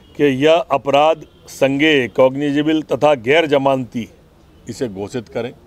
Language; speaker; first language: Hindi; native; Hindi